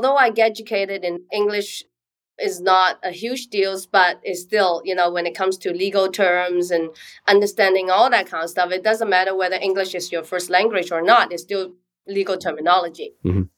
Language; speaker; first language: English; non-native, local second language; Cantonese